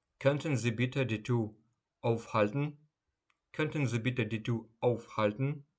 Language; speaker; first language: German; non-native, fluent; Ukrainian